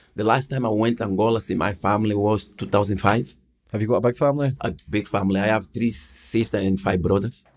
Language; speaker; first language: English; non-native, learner; Portuguese